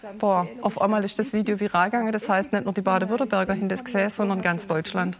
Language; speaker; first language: German; native; German